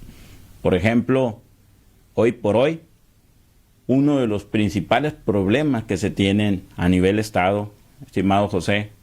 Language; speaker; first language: Spanish; native; Spanish